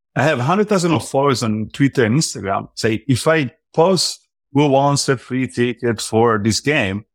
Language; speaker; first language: English; non-native, fluent; Italian